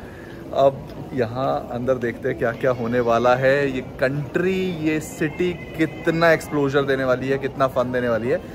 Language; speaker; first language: Hindi; native; Hindi